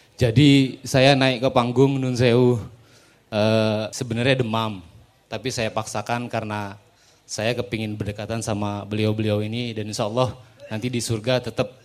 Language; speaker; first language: Indonesian; non-native, local second language; Madurese